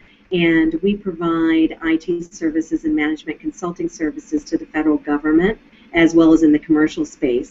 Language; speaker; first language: English; native; English